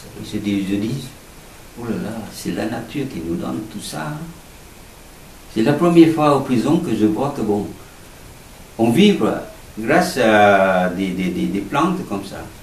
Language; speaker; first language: French; non-native, learner; Vietnamese